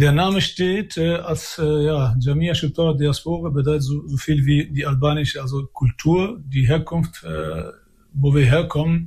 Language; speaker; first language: German; early bilingual, other home language; Albanian